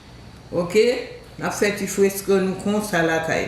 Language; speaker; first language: French; non-native, local second language; Haitian Creole